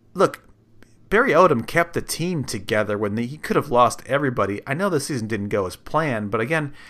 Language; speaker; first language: English; native; English